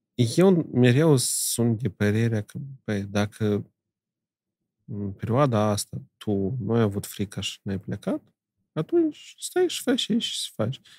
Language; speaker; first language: Romanian; native; Romanian